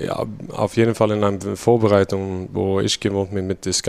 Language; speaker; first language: German; non-native, fluent; Swedish